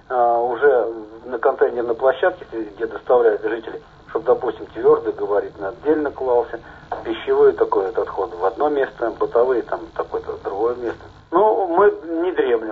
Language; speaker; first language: Russian; native; Russian